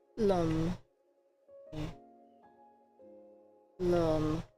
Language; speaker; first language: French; non-native, learner; English